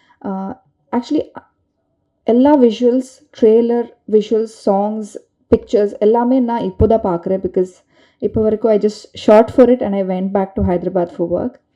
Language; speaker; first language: Tamil; non-native, learner; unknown